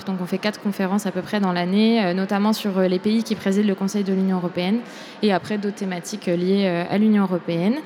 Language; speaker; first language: French; native; French